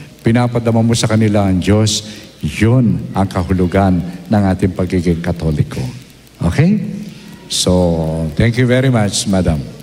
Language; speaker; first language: Filipino; non-native, local second language; Pampanga